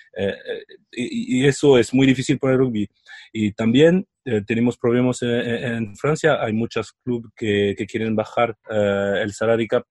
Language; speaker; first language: Spanish; non-native, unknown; French